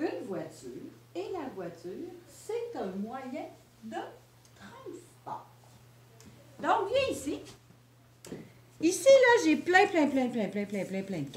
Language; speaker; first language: French; native; French